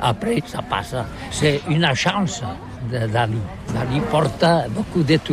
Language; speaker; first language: French; non-native, learner; Catalan